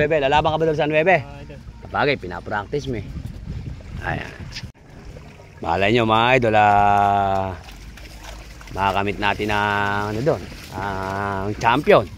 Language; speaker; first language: Filipino; native; Filipino